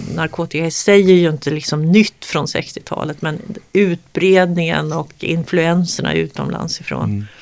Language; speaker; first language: Swedish; native; Swedish